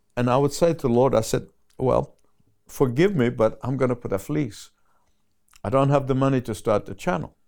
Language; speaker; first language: English; non-native, fluent; Arabic